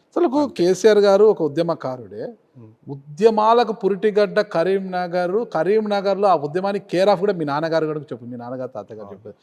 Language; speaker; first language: Telugu; native; Telugu